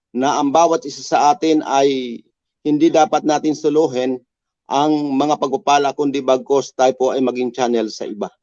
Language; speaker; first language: Filipino; native; Filipino